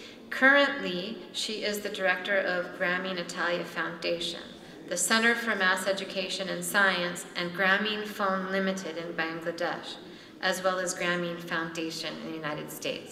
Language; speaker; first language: English; native; English